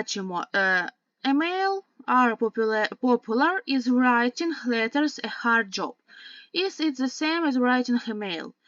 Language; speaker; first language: English; non-native, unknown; Ukrainian